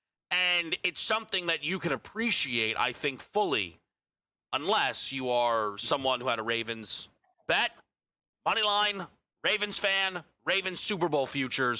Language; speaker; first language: English; native; English